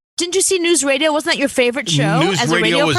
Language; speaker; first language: English; native; English